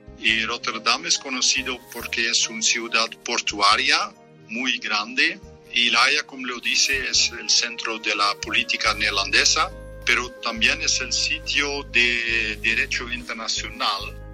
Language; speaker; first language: Spanish; non-native, fluent; Dutch